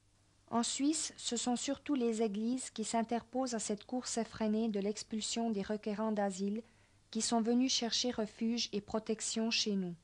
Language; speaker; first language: French; native; French